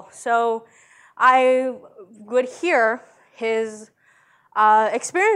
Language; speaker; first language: English; early bilingual, other home language; Spanish